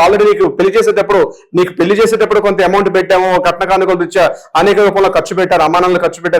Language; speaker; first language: Telugu; native; Telugu